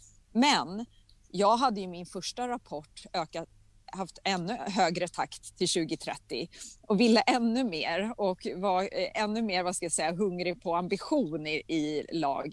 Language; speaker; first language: Swedish; native; Swedish